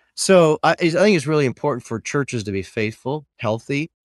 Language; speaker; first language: English; native; English